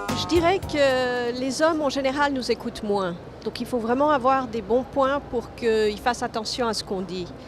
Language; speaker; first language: French; non-native, fluent; English